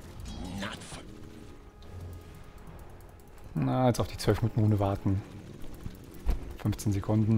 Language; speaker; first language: German; native; German